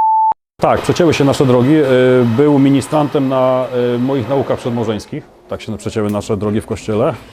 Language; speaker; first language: Polish; native; Polish